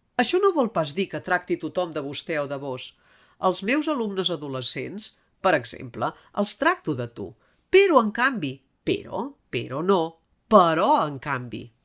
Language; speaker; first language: Catalan; native; Catalan